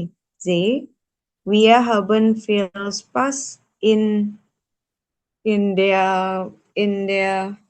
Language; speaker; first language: German; non-native, learner; Indonesian